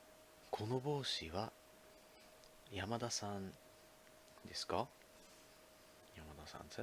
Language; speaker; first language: Japanese; non-native, fluent; English